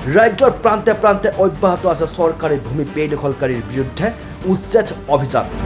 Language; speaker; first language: Assamese; native; Assamese